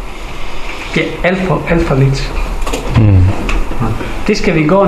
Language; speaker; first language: Danish; non-native, fluent; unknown